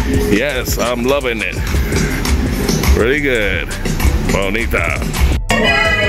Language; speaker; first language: English; native; English